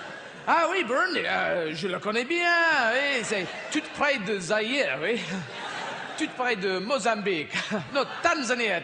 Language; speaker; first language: French; non-native, learner; English